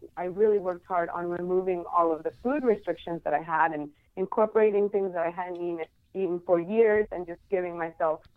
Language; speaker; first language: English; non-native, fluent; Spanish